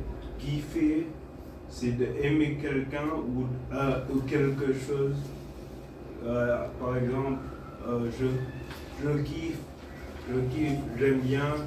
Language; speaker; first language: French; non-native, fluent; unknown